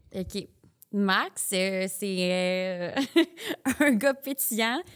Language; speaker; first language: French; native; French